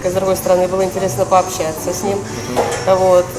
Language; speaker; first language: Russian; native; Russian